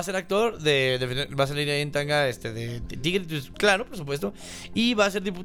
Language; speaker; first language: Spanish; native; Spanish